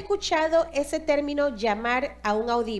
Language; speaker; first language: Spanish; non-native, fluent; English